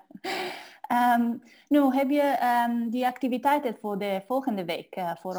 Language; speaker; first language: Dutch; non-native, learner; English